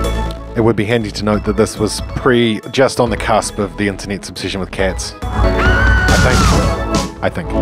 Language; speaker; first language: English; native; English